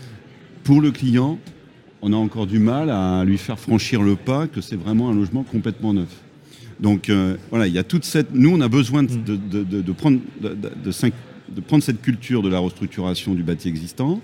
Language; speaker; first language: French; native; French